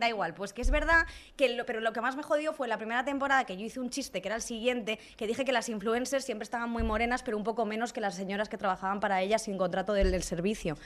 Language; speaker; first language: Spanish; native; Spanish